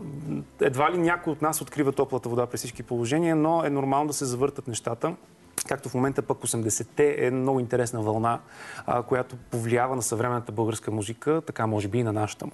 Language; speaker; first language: Bulgarian; native; Bulgarian